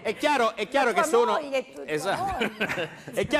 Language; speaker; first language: Italian; native; Italian